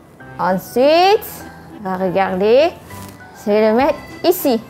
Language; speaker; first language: French; non-native, fluent; Malay